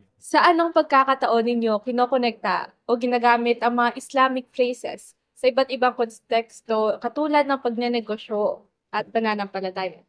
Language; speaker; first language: Filipino; non-native, local second language; Hiligaynon